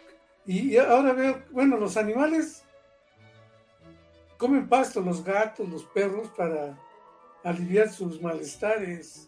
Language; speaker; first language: Spanish; native; Spanish